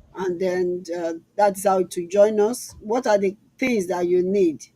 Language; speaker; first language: English; non-native, local second language; Yoruba